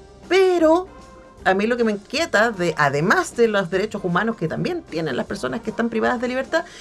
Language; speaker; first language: Spanish; native; Spanish